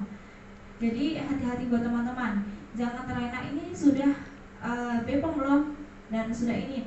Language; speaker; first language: Indonesian; native; Indonesian